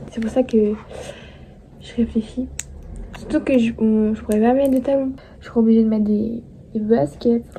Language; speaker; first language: French; native; French